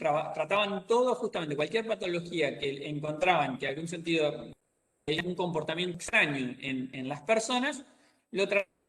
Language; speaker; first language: Spanish; native; Spanish